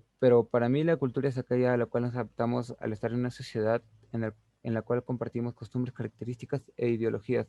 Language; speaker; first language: Spanish; native; Spanish